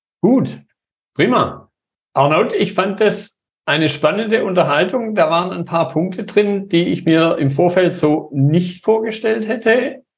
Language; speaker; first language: German; native; German